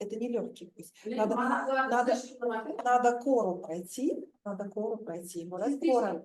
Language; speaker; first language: Russian; non-native, local second language; Uzbek